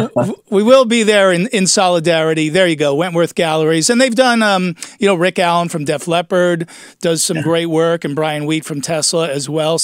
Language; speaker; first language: English; native; English